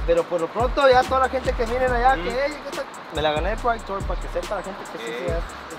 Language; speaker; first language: Spanish; early bilingual, heritage; Spanish